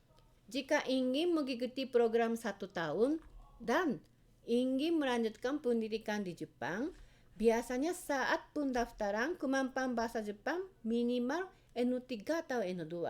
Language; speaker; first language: Indonesian; non-native, fluent; Japanese